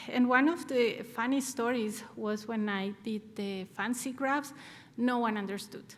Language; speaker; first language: English; non-native, fluent; Spanish